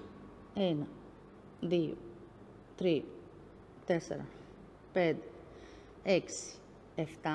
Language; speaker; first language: Greek; native; Greek